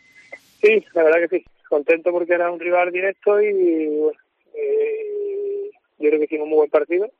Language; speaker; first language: Spanish; native; Spanish